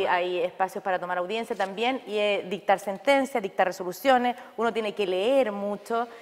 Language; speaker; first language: Spanish; native; Spanish